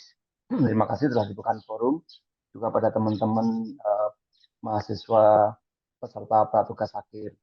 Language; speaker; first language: Indonesian; native; Indonesian